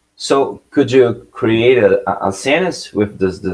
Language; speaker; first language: English; non-native, learner; Portuguese